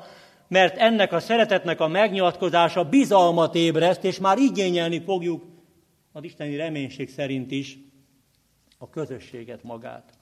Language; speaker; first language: Hungarian; native; Hungarian